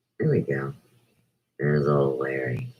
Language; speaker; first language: English; native; English